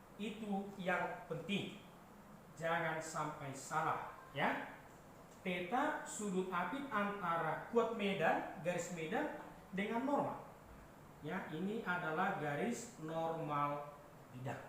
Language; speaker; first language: Indonesian; native; Indonesian